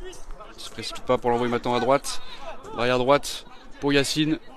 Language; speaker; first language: French; native; French